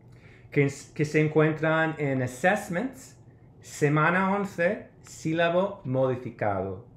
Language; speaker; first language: Spanish; non-native, fluent; English